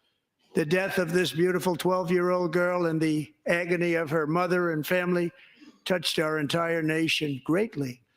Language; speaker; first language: English; native; English